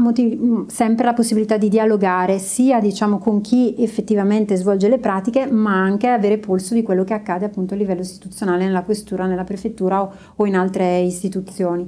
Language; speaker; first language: Italian; native; Italian